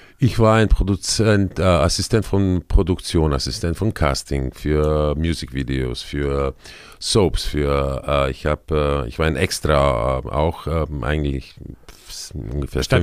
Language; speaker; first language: German; non-native, fluent; Spanish